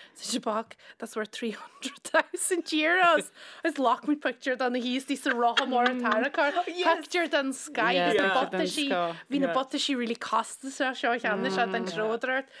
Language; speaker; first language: Irish; native; Irish